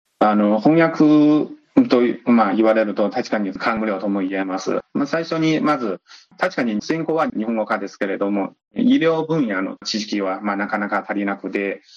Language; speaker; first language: Japanese; non-native, fluent; Chinese